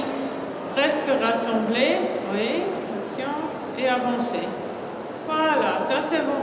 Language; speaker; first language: French; non-native, fluent; German